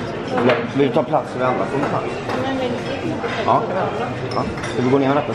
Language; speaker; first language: Swedish; native; Swedish